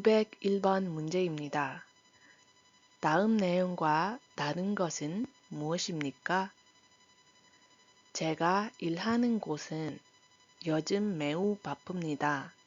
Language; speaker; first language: Korean; non-native, fluent; Iloko